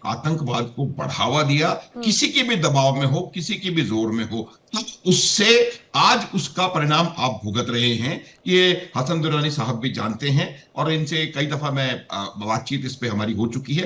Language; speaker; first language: Hindi; native; Hindi